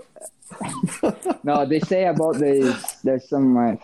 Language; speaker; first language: English; non-native, fluent; Portuguese